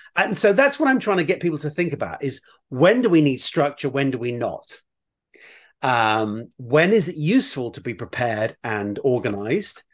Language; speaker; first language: English; native; English